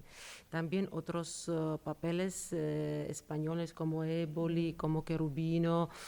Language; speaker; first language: Spanish; non-native, fluent; Georgian